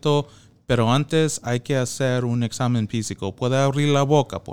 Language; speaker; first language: Spanish; non-native, fluent; English